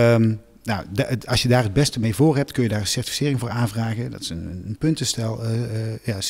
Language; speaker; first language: Dutch; native; Dutch